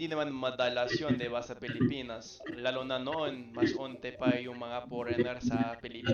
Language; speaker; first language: Filipino; non-native, fluent; English